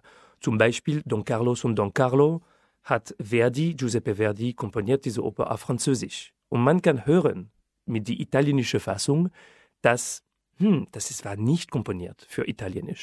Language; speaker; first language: German; non-native, fluent; French